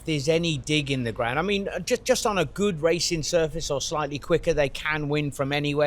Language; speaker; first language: English; native; English